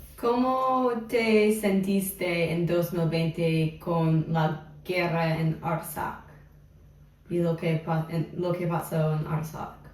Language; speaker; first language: Spanish; non-native, fluent; English